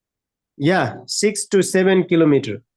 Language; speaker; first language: English; non-native, learner; Nepali